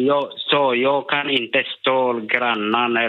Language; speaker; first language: Swedish; non-native, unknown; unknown